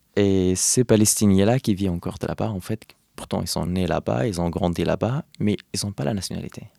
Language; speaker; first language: French; non-native, fluent; Arabic